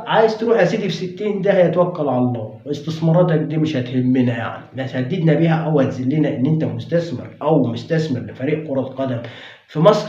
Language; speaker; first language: Arabic; native; Arabic